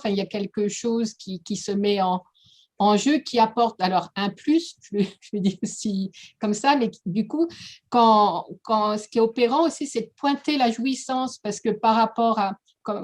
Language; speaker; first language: French; native; French